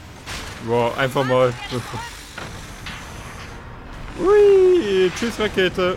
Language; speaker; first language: German; native; German